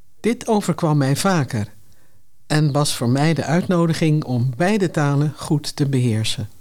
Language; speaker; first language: Dutch; non-native, local second language; Papiamento